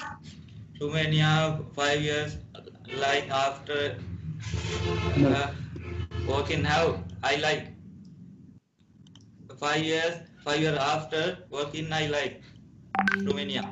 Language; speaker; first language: English; non-native, learner; Sinhala